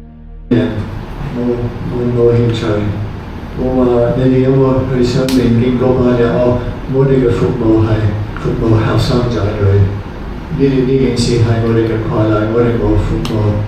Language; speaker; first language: Cantonese; non-native, fluent; English